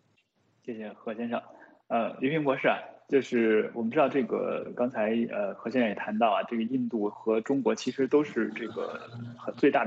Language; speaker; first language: Chinese; native; Chinese